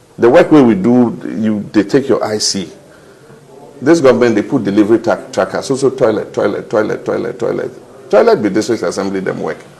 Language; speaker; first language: Nigerian Pidgin; non-native, fluent; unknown